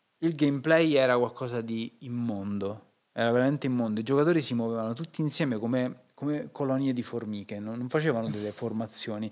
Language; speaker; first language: Italian; native; Italian